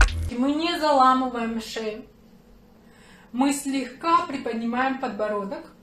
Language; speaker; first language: Russian; native; Russian